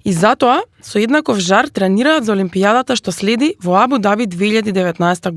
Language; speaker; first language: Macedonian; native; Macedonian